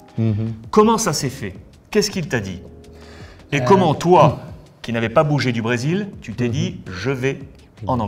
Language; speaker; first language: French; native; French